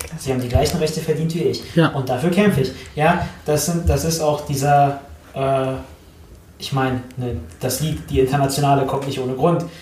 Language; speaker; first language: German; early bilingual, other home language; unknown